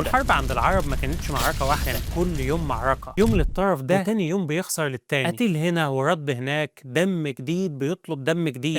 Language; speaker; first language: Arabic; native; Arabic